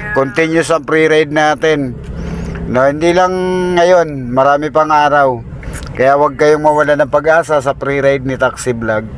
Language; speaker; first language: Filipino; native; Filipino